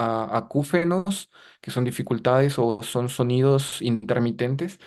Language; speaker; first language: Spanish; native; Spanish